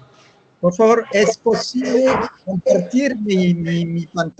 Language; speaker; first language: Spanish; non-native, learner; French